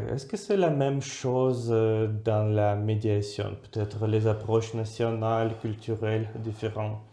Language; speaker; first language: French; non-native, fluent; Russian